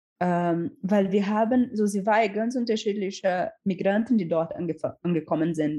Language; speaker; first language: German; non-native, learner; Portuguese